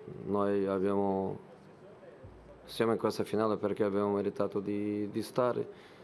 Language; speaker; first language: Italian; non-native, fluent; Portuguese